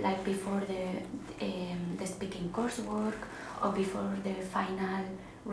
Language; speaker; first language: English; non-native, fluent; Spanish